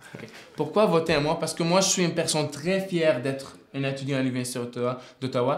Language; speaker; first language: French; non-native, fluent; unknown